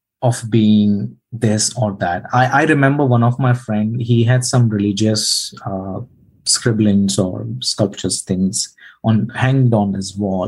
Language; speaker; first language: English; non-native, local second language; Hindi